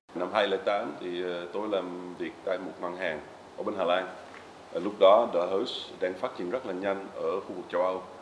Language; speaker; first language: Vietnamese; non-native, fluent; Dutch